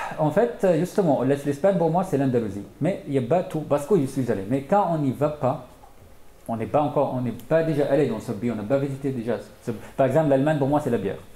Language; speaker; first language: French; non-native, fluent; Arabic